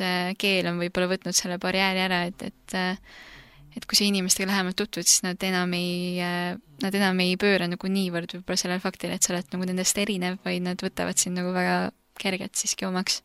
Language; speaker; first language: Estonian; early bilingual, other home language; Korean